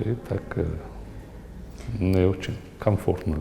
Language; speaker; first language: Russian; non-native, local second language; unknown